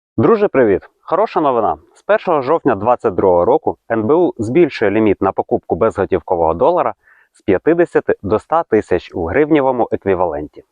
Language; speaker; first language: Ukrainian; native; Ukrainian